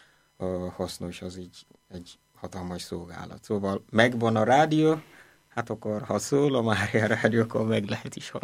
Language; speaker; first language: Hungarian; non-native, fluent; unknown